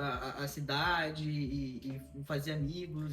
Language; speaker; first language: Portuguese; native; Portuguese